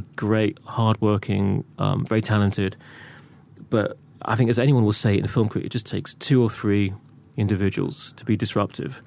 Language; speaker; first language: English; native; English